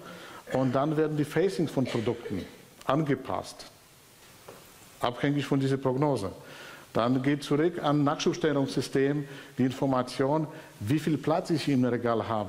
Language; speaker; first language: German; non-native, fluent; Polish